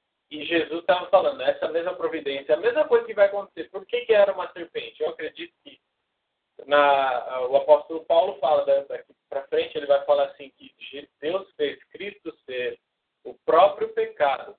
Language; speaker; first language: Portuguese; native; Portuguese